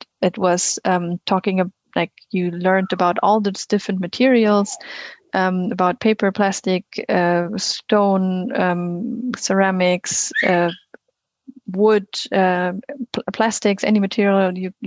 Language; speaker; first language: English; non-native, fluent; German